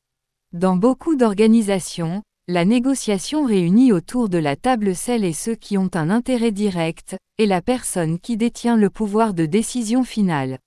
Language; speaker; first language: French; native; French